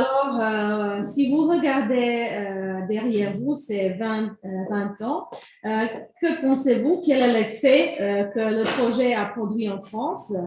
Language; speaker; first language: French; non-native, fluent; Croatian